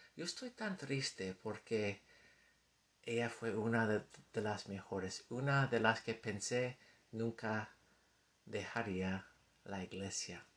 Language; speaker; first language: Spanish; non-native, fluent; English